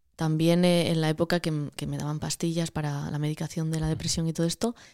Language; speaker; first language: Spanish; native; Spanish